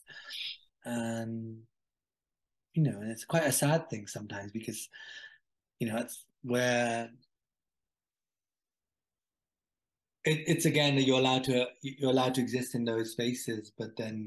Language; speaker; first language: English; native; English